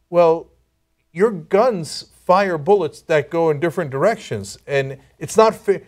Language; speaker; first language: English; non-native, fluent; Turkish